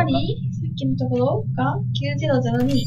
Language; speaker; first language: Japanese; native; Japanese